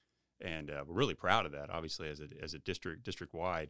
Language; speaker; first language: English; native; English